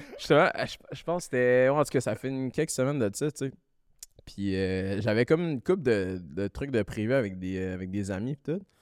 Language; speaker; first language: French; early bilingual, other home language; Malagasy